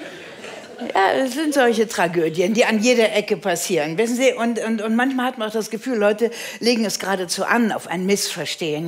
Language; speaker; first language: German; native; German